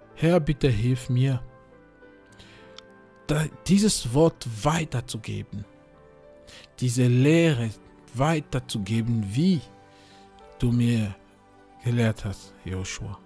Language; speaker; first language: German; non-native, fluent; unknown